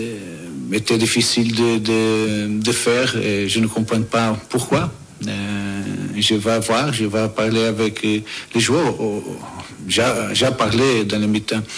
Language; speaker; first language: French; non-native, learner; Portuguese